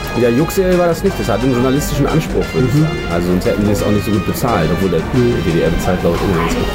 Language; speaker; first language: German; native; German